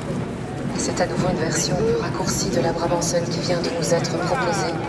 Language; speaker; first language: French; native; French